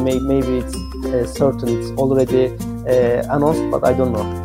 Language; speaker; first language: English; non-native, learner; Turkish